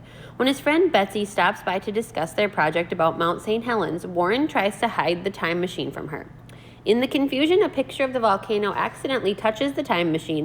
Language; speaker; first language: English; native; English